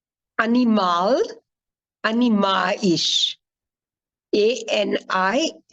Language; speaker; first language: Portuguese; non-native, fluent; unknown